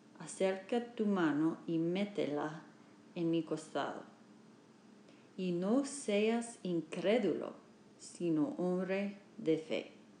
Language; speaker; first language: Spanish; non-native, learner; English